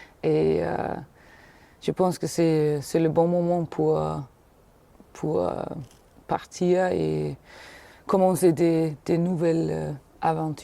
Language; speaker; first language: French; non-native, fluent; German